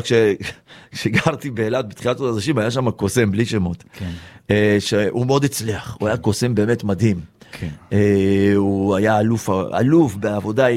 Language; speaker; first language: Hebrew; native; Hebrew